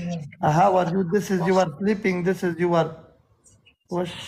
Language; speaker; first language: English; non-native, learner; Pashto